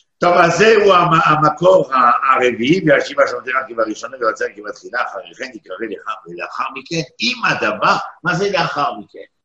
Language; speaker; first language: Hebrew; non-native, fluent; French